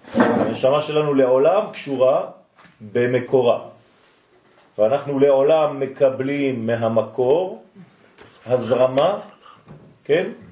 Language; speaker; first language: Hebrew; non-native, fluent; French